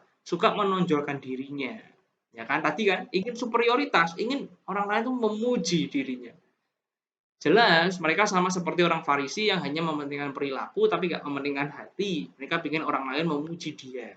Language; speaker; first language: Indonesian; native; Indonesian